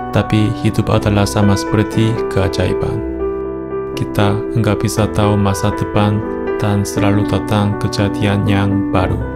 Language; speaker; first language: Indonesian; non-native, learner; Korean